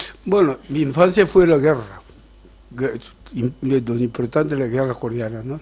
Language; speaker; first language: Spanish; non-native, fluent; Korean